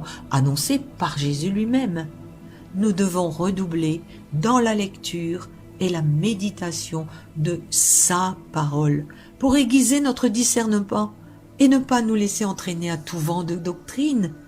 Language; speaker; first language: French; native; French